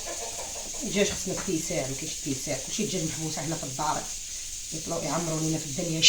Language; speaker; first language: Arabic; native; Arabic